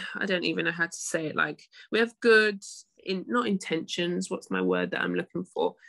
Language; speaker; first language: English; native; English